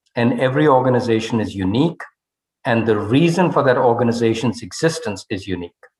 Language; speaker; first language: English; non-native, local second language; Hindi